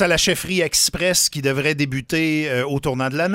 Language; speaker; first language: French; native; French